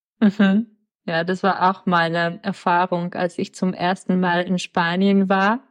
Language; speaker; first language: German; non-native, fluent; Czech